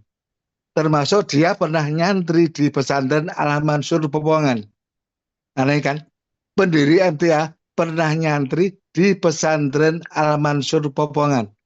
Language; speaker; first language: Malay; non-native, local second language; Javanese